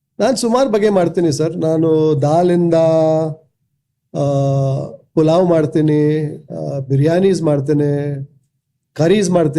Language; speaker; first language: Kannada; non-native, local second language; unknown